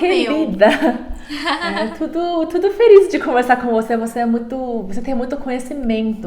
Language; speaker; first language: Portuguese; non-native, learner; Chinese